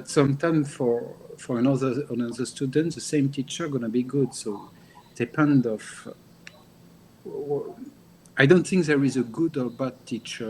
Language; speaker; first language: English; non-native, learner; French